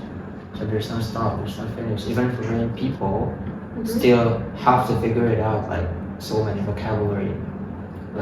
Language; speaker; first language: English; non-native, fluent; Indonesian